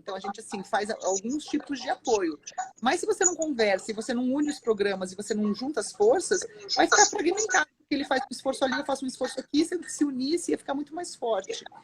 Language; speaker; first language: Portuguese; native; Portuguese